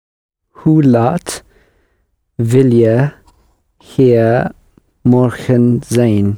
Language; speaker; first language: Dutch; non-native, learner; English